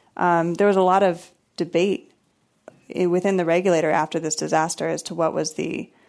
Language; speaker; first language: English; native; English